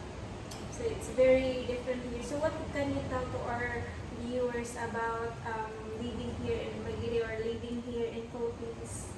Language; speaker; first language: English; non-native, local second language; Filipino